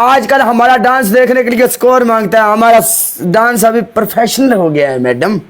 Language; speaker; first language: Hindi; non-native, fluent; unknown